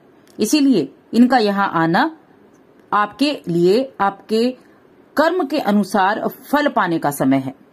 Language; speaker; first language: Hindi; native; Hindi